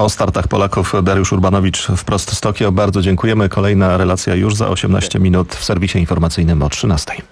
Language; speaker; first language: Polish; native; Polish